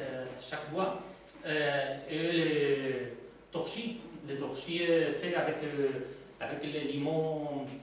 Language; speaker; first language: French; non-native, learner; Spanish